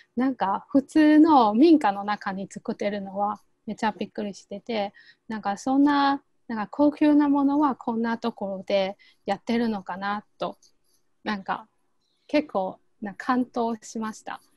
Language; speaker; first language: Japanese; non-native, fluent; Chinese